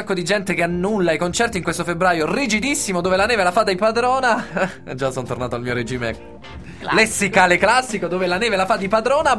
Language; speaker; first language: Italian; native; Italian